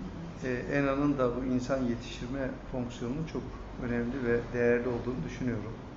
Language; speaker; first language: Turkish; native; Turkish